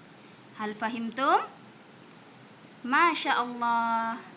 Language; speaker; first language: Arabic; non-native, fluent; Indonesian